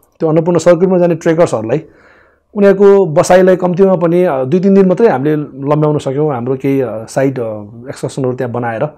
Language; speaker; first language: Nepali; non-native, local second language; Gurung